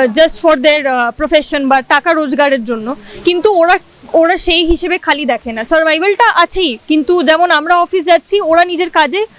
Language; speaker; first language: Bangla; non-native, local second language; Hindi